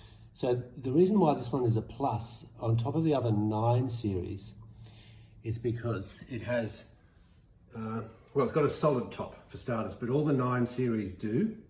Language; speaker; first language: English; native; English